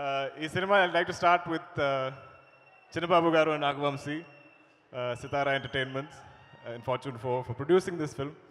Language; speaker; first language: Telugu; non-native, learner; Malayalam